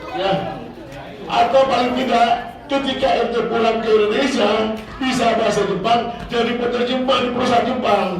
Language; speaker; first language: Indonesian; native; Indonesian